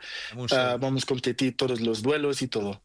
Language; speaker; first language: Spanish; non-native, learner; Portuguese